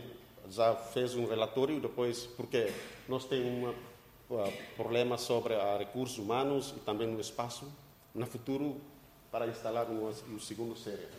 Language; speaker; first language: Portuguese; non-native, local second language; Tetum